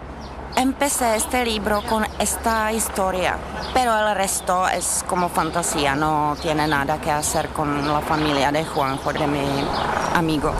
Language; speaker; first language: Spanish; non-native, learner; Czech